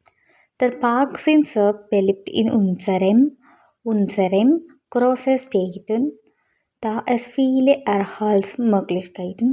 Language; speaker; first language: German; non-native, learner; Malayalam